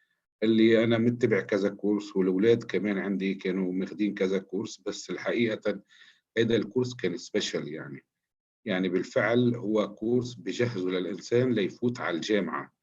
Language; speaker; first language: Arabic; native; Arabic